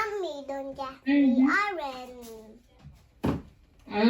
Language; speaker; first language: English; non-native, learner; Vietnamese